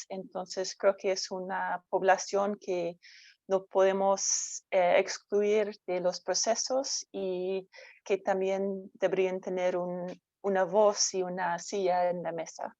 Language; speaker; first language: Spanish; non-native, fluent; English